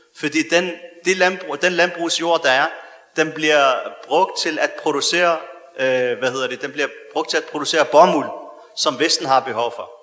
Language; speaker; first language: Danish; early bilingual, other home language; Arabic